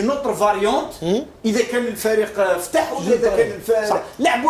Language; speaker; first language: Arabic; native; Arabic